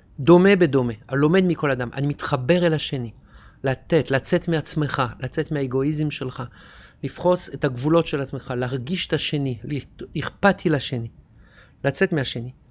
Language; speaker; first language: Hebrew; non-native, fluent; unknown